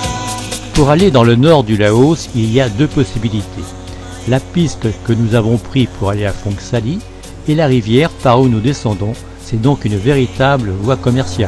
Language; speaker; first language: French; native; French